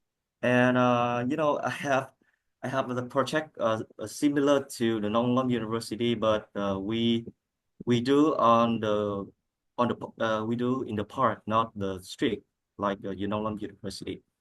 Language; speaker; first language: English; non-native, learner; Vietnamese